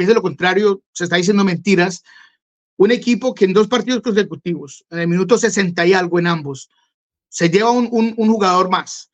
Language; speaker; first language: Spanish; native; Spanish